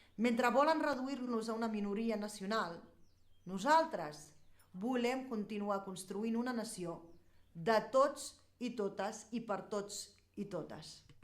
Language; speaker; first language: Catalan; early bilingual, other home language; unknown